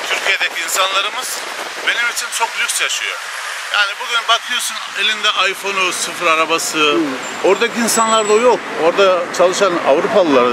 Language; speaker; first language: Turkish; native; Turkish